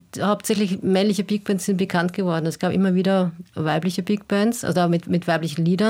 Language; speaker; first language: German; native; German